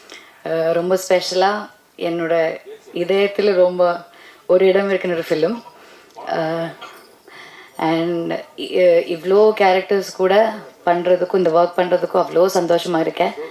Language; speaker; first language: Tamil; non-native, learner; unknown